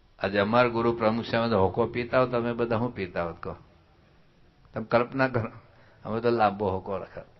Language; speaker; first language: Gujarati; native; Gujarati